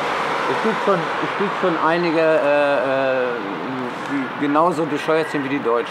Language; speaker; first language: German; non-native, learner; Turkish